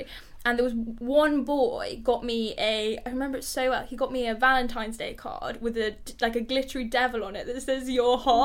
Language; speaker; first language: English; native; English